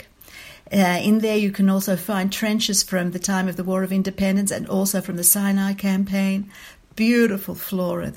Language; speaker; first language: English; native; English